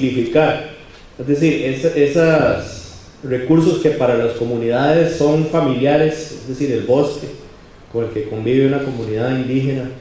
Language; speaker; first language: Spanish; native; Spanish